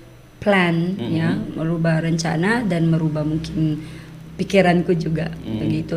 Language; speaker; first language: Indonesian; non-native, learner; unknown